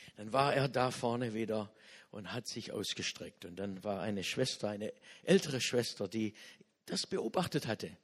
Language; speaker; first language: German; non-native, fluent; English